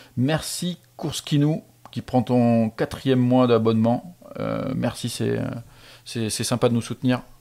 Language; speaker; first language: French; native; French